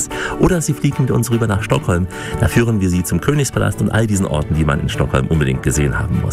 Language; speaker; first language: German; native; German